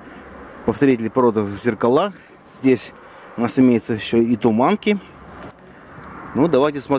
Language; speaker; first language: Russian; native; Russian